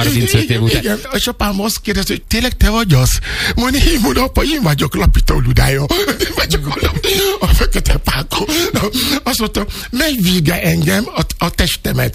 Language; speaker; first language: Hungarian; non-native, learner; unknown